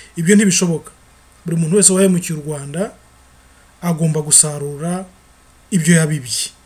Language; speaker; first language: Kinyarwanda; early bilingual, heritage; Kinyarwanda